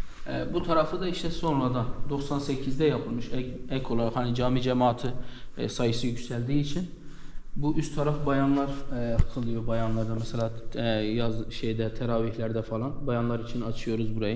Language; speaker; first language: Turkish; native; Turkish